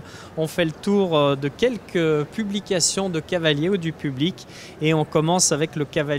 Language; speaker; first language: French; native; French